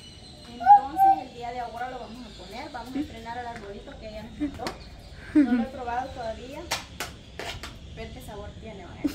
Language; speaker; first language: Spanish; native; Spanish